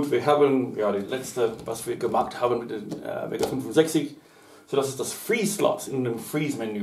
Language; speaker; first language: German; non-native, learner; English